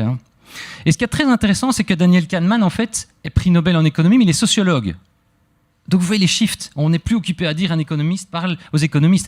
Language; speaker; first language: French; native; French